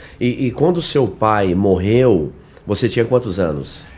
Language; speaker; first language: Portuguese; native; Portuguese